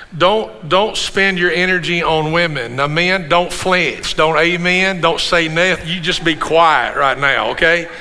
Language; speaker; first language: English; native; English